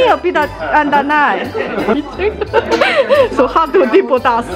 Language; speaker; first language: Finnish; non-native, learner; Chinese